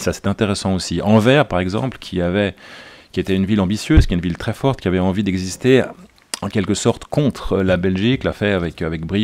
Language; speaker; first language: French; native; French